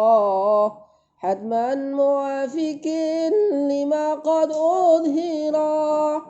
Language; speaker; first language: Arabic; non-native, fluent; Indonesian